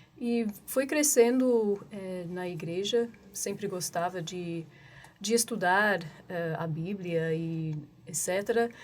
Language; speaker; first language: Portuguese; non-native, fluent; English